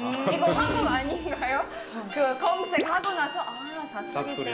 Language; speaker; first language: Korean; non-native, fluent; Arabic